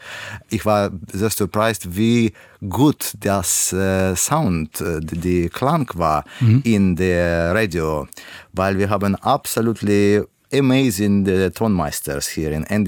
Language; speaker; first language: German; non-native, learner; Russian